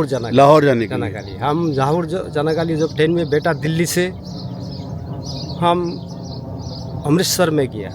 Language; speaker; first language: Hindi; non-native, learner; Bangla